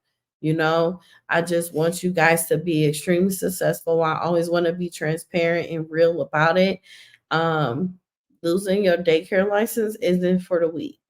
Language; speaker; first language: English; native; English